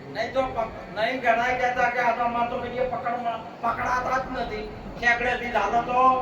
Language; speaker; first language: Gujarati; non-native, local second language; Marwari